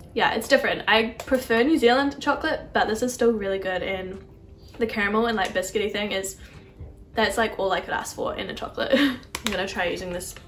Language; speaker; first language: English; native; English